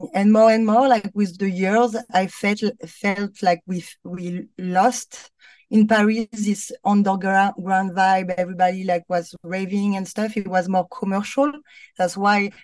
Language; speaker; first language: English; non-native, fluent; French